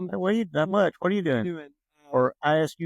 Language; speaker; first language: English; native; English